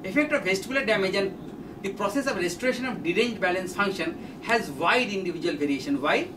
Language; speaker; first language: English; non-native, local second language; Bangla